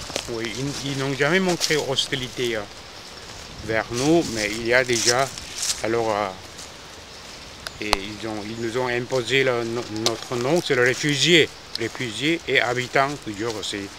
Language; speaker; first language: French; non-native, fluent; Korean